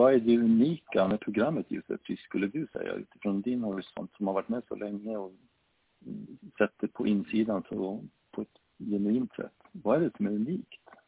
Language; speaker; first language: Swedish; native; Swedish